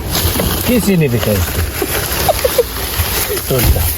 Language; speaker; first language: Spanish; non-native, learner; Arabic